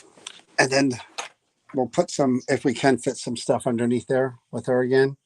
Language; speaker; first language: English; native; English